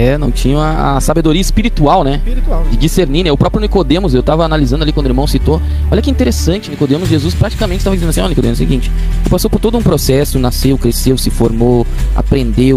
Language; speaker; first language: Portuguese; native; Portuguese